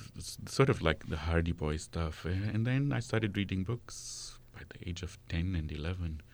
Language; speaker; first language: English; non-native, fluent; Arabic